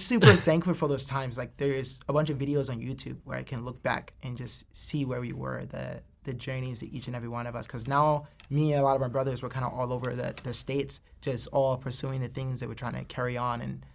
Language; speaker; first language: English; native; English